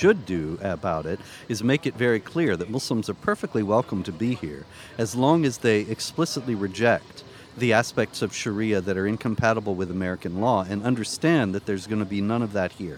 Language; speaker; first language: English; native; English